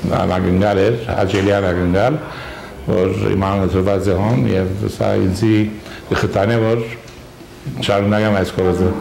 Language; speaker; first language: Armenian; early bilingual, heritage; Armenian